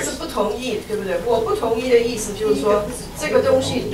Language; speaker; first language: Chinese; native; Chinese